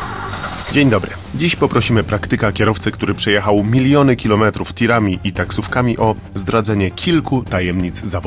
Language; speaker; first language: Polish; native; Polish